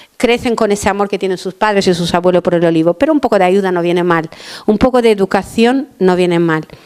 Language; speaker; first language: Spanish; non-native, fluent; Albanian